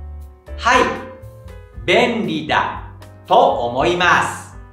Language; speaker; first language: Japanese; non-native, fluent; Indonesian